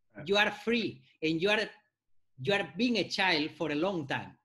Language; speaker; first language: English; non-native, fluent; Spanish